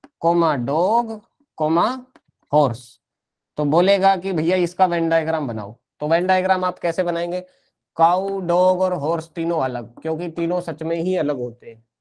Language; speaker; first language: Hindi; native; Hindi